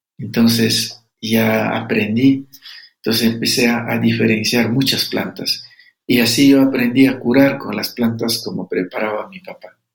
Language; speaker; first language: Spanish; non-native, local second language; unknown